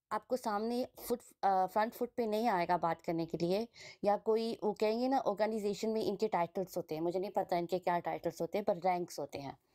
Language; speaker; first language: Hindi; early bilingual, heritage; Hindi